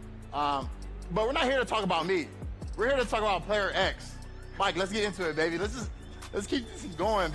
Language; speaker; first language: English; native; English